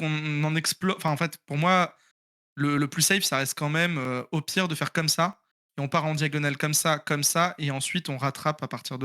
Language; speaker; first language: French; native; French